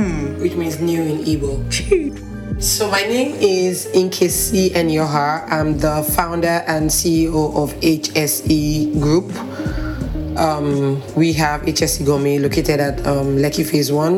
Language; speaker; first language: English; non-native, local second language; Igbo